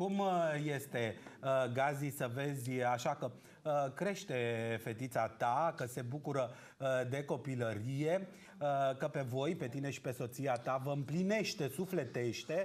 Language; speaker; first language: Romanian; native; Romanian